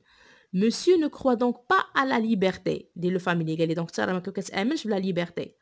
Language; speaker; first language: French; non-native, local second language; Arabic